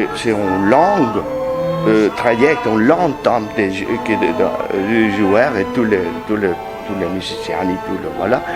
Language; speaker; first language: French; non-native, learner; Spanish